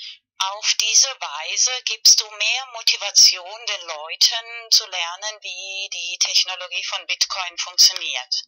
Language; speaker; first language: German; non-native, fluent; Spanish